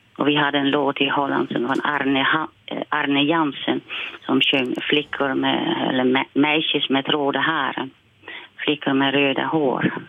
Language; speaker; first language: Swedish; non-native, fluent; Dutch